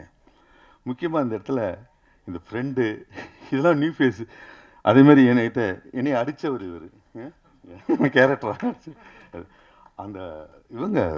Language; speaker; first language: Tamil; native; Tamil